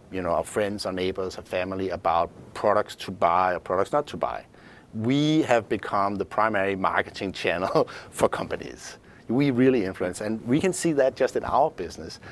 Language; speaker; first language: English; non-native, fluent; Danish